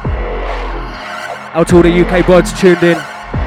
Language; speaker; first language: English; native; English